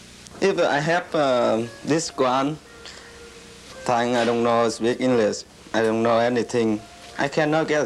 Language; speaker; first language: English; non-native, learner; Vietnamese